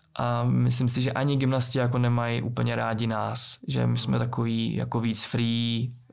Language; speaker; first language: Czech; native; Czech